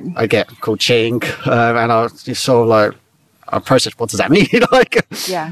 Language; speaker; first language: English; native; English